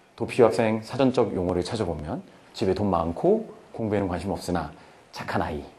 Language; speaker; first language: Korean; native; Korean